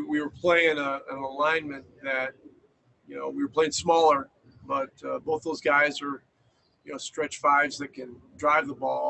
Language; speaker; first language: English; native; English